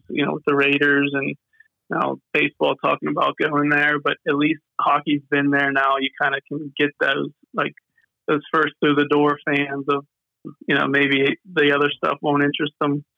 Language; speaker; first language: English; native; English